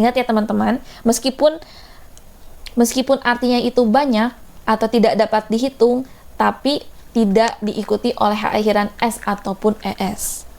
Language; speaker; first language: Indonesian; native; Indonesian